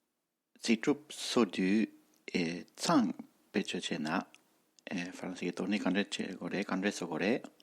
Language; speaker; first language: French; non-native, fluent; Tibetan